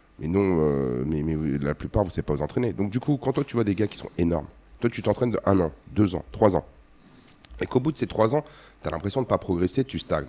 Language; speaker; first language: French; native; French